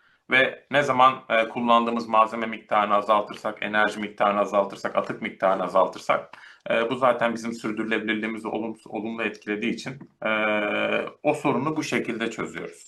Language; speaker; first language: Turkish; native; Turkish